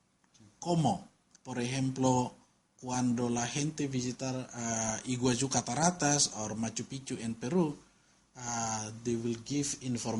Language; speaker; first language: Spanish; non-native, learner; Indonesian